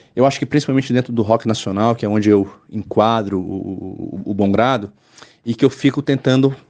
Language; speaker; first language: Portuguese; native; Portuguese